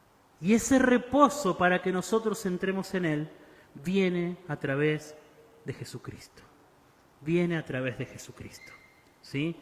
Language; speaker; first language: Spanish; native; Spanish